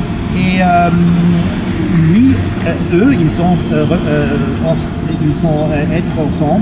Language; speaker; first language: French; non-native, learner; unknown